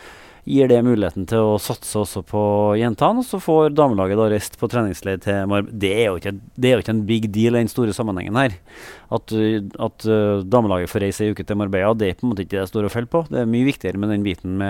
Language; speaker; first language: Norwegian; native; Norwegian